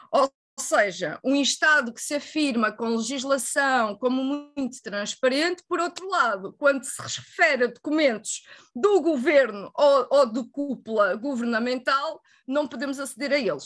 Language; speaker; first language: Portuguese; native; Portuguese